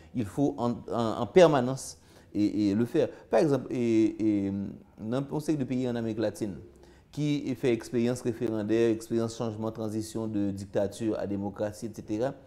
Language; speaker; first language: French; non-native, local second language; Haitian Creole